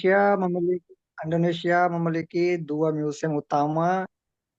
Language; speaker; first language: Indonesian; non-native, learner; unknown